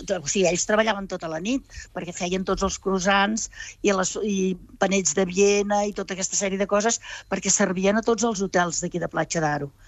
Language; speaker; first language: Catalan; native; Catalan